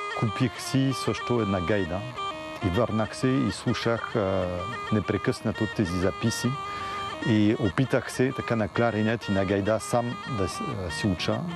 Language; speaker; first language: Bulgarian; non-native, fluent; French